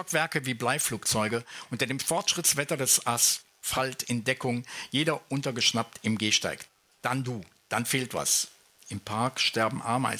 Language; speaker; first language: German; native; German